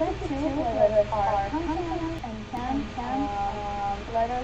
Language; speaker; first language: English; non-native, learner; Ukrainian